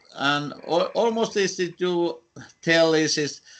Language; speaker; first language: English; non-native, learner; Finnish